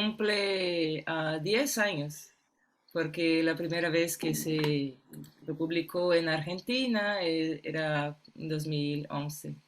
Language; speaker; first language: Spanish; non-native, fluent; Portuguese